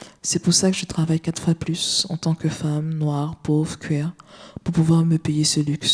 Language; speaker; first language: French; native; French